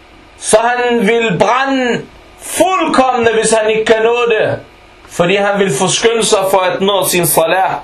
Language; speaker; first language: Danish; early bilingual, other home language; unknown